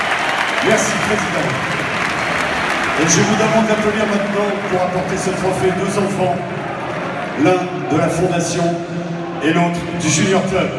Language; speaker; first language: French; native; French